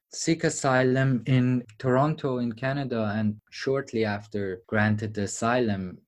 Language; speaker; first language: English; non-native, fluent; Persian